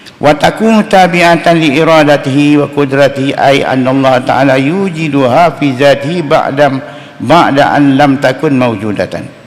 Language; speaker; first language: Malay; native; Malay